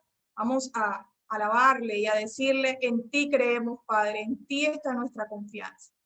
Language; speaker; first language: Spanish; native; Spanish